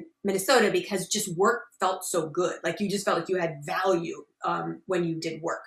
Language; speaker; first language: English; native; English